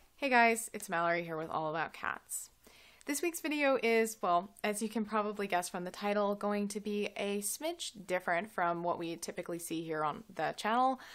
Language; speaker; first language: English; native; English